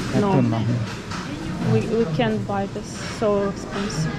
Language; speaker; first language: English; non-native, learner; Ukrainian